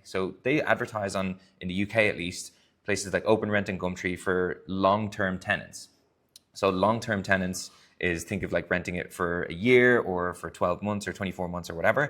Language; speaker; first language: English; native; English